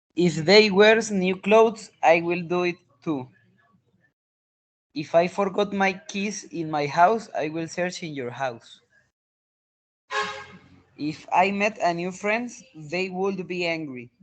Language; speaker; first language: English; non-native, learner; Spanish